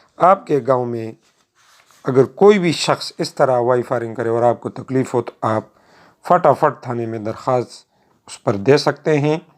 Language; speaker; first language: Urdu; non-native, local second language; Pashto